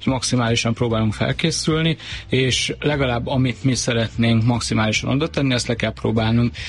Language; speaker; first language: Hungarian; native; Hungarian